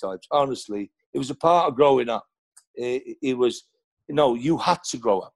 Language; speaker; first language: English; non-native, local second language; Welsh